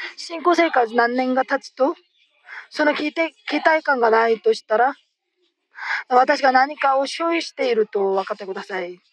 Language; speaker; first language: Japanese; non-native, fluent; Korean